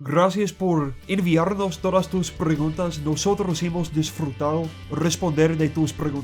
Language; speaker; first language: Spanish; non-native, learner; English